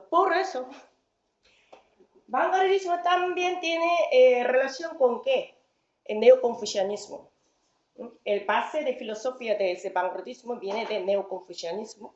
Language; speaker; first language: Spanish; non-native, fluent; Korean